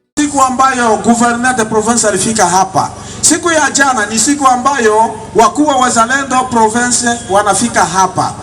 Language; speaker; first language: Swahili; native; Swahili